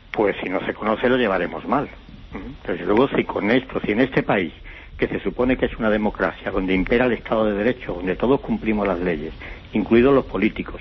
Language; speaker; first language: Spanish; native; Spanish